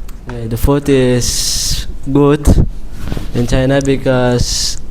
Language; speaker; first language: English; non-native, learner; Indonesian